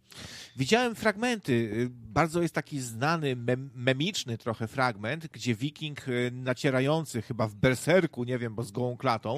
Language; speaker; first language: Polish; native; Polish